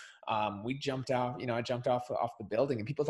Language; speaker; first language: English; native; English